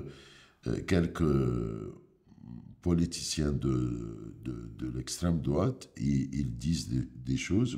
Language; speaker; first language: French; non-native, fluent; Arabic